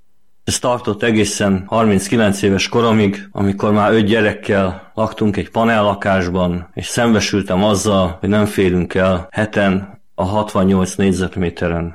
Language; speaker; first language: Hungarian; native; Hungarian